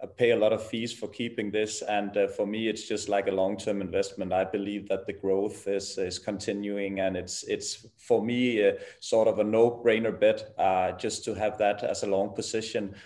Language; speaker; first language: English; non-native, fluent; Danish